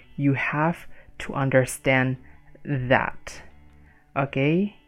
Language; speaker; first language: English; non-native, fluent; Indonesian